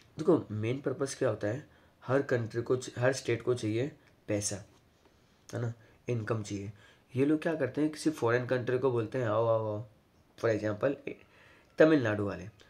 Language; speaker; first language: Hindi; non-native, local second language; Gujarati